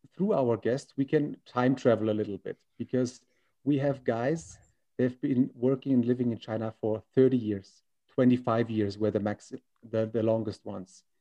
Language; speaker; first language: English; non-native, fluent; German